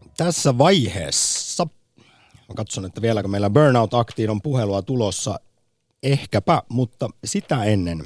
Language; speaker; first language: Finnish; native; Finnish